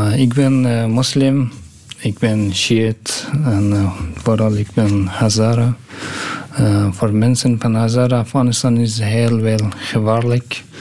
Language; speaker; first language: Dutch; non-native, learner; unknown